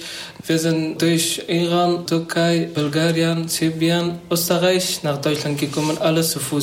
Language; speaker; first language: German; non-native, learner; Persian